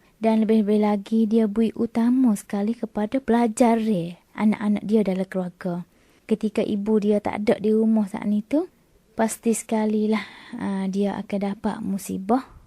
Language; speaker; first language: Malay; native; Malay